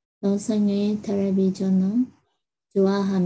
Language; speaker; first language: Korean; non-native, learner; Burmese